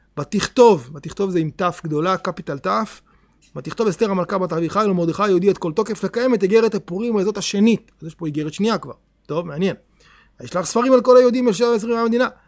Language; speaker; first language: Hebrew; native; Hebrew